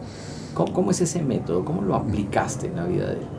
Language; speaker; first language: Spanish; native; Spanish